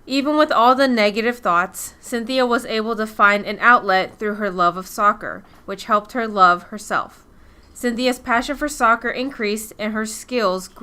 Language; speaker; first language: English; native; English